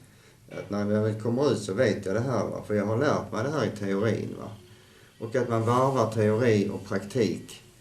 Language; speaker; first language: Swedish; native; Swedish